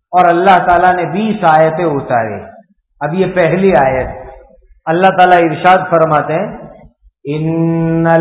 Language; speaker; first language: Urdu; native; Urdu